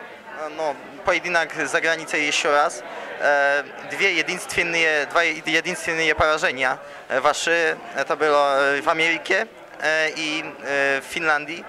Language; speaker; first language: Russian; non-native, fluent; Polish